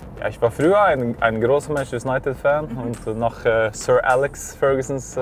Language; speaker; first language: German; non-native, fluent; Norwegian